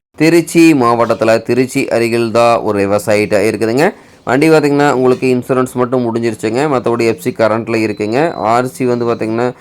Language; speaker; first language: Tamil; native; Tamil